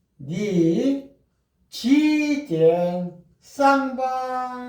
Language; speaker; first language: Chinese; non-native, learner; Korean